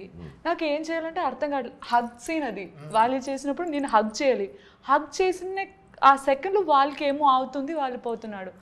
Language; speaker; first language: Telugu; non-native, learner; Malayalam